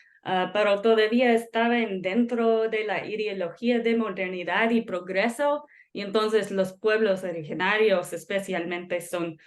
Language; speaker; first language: Spanish; non-native, fluent; English